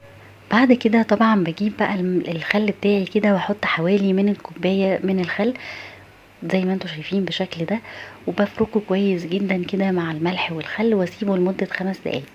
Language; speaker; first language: Arabic; native; Arabic